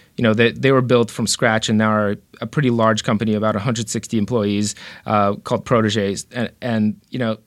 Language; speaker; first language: English; early bilingual, other home language; Romanian